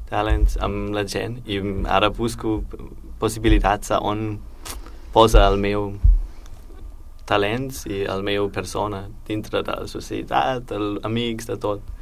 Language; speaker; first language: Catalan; non-native, learner; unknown